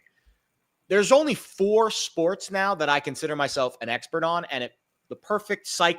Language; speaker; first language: English; native; English